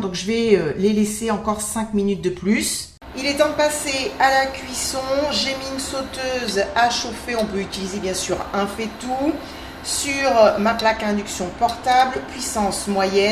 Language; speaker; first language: French; native; French